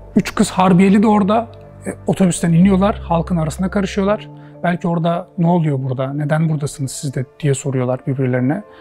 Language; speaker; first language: Turkish; native; Turkish